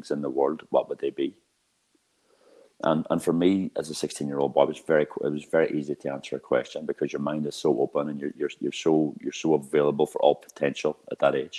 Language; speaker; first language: English; native; English